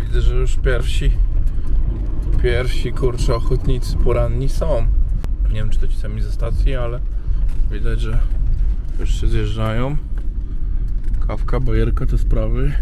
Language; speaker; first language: Polish; native; Polish